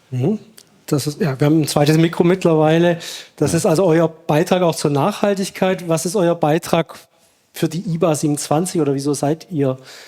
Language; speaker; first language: German; native; German